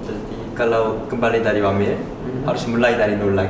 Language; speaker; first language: Indonesian; non-native, fluent; Korean